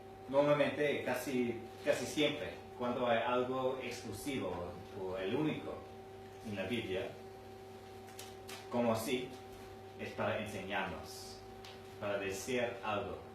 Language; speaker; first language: Spanish; non-native, fluent; English